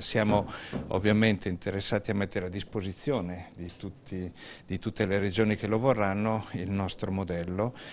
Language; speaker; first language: Italian; native; Italian